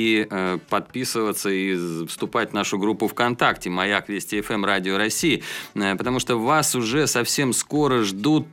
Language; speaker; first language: Russian; native; Russian